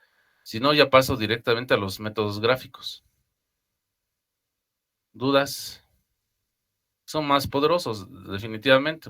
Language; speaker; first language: Spanish; native; Spanish